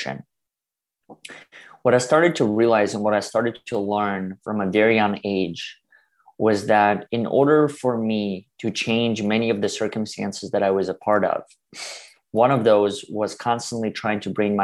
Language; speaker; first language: English; early bilingual, other home language; Russian